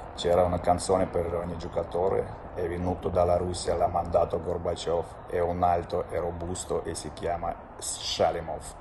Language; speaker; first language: Italian; non-native, fluent; Russian